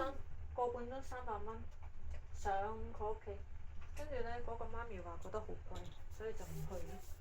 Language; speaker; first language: Cantonese; native; Cantonese